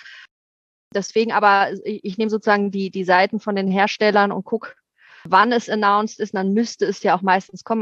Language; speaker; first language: German; native; German